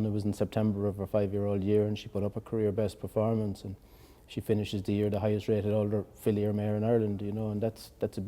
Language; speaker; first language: English; native; English